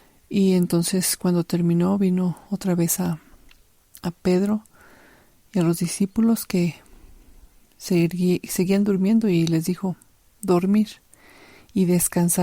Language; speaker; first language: Spanish; native; Spanish